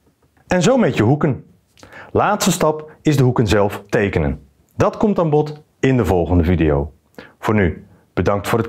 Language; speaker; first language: Dutch; native; Dutch